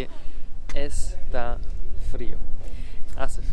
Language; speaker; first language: Spanish; non-native, learner; German